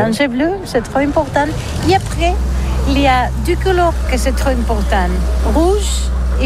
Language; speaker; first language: French; non-native, learner; Catalan